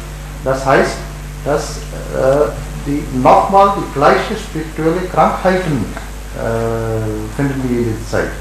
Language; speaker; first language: German; non-native, learner; Urdu